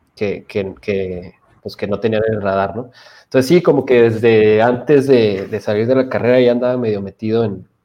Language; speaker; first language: Spanish; native; Spanish